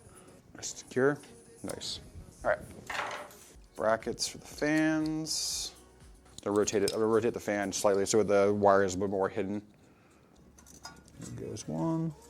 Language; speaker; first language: English; native; English